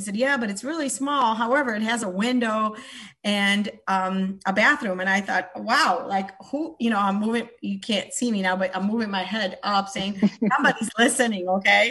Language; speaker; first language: English; early bilingual, other home language; Polish